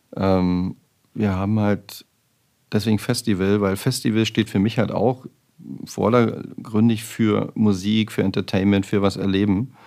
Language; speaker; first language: German; native; German